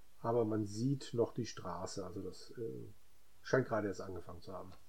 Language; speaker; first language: German; native; German